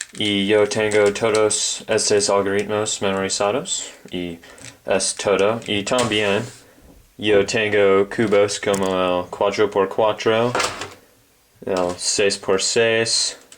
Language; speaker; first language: Spanish; non-native, learner; English